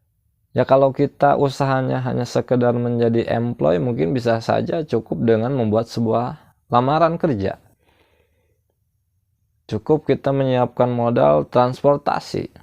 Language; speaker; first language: Indonesian; non-native, local second language; Sundanese